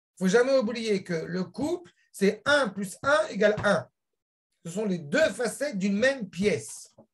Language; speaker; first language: French; native; French